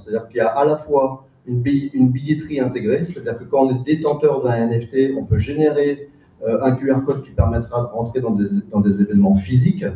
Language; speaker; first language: French; native; French